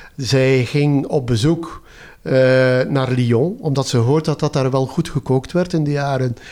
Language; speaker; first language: Dutch; native; Dutch